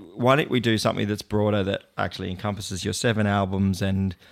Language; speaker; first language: English; native; English